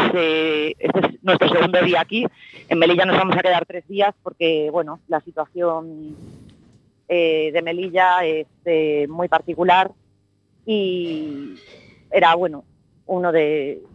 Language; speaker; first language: Spanish; native; Spanish